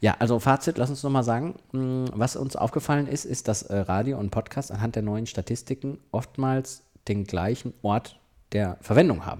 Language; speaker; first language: German; native; German